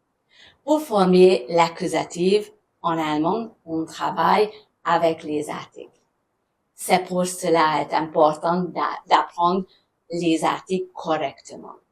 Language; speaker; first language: French; non-native, fluent; German